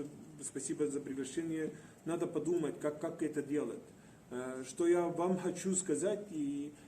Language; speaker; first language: Russian; non-native, fluent; Estonian